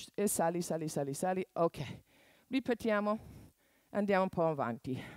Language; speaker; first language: Italian; non-native, fluent; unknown